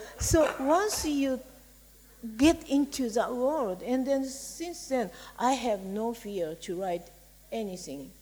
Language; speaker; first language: English; non-native, fluent; Japanese